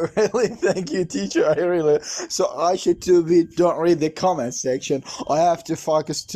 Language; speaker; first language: English; non-native, learner; Arabic